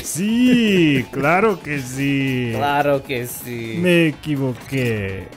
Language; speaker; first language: Spanish; non-native, learner; English